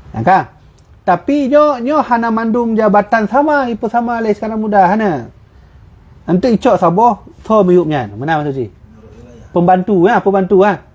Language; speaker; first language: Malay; non-native, local second language; Achinese